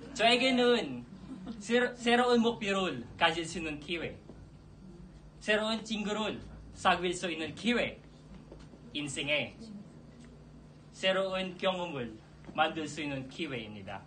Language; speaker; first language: Korean; non-native, learner; Filipino